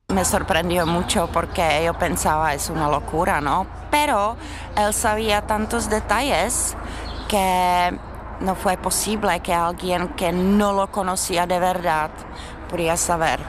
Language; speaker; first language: Spanish; non-native, learner; Czech